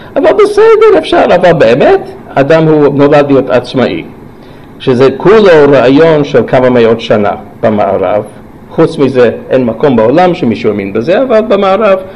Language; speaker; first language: Hebrew; non-native, fluent; English